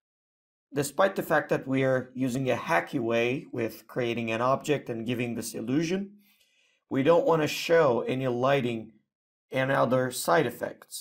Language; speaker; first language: English; non-native, fluent; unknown